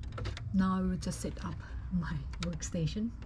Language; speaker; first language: English; non-native, fluent; Lao